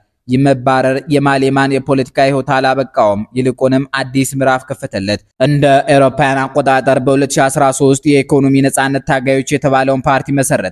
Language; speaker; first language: Amharic; native; Amharic